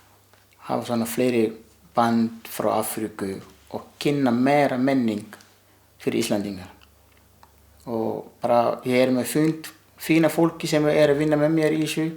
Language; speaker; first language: Icelandic; non-native, learner; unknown